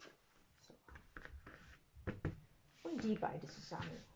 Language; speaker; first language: German; non-native, learner; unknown